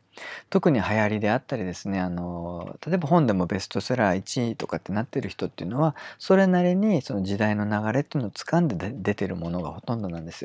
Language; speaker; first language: Japanese; native; Japanese